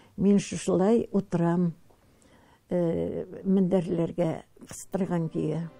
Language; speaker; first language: Tatar; native; Tatar